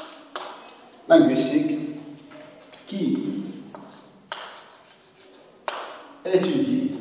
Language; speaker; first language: French; non-native, local second language; Arabic